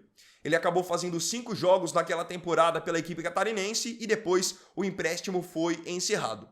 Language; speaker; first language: Portuguese; native; Portuguese